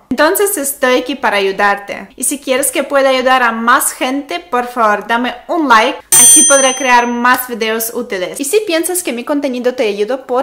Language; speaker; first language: Spanish; non-native, fluent; Russian